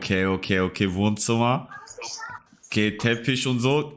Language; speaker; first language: German; native; German